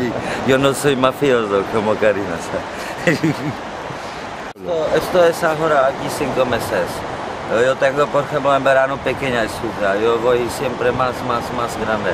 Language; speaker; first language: Spanish; non-native, learner; Czech